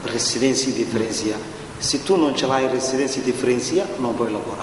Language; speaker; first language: Italian; non-native, learner; Somali